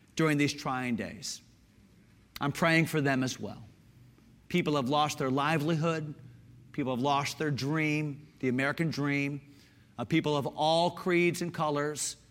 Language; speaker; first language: English; native; English